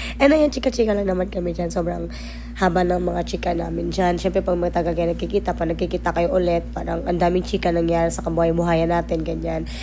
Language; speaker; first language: Filipino; native; Filipino